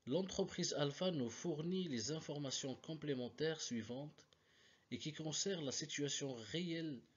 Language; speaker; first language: French; non-native, local second language; Arabic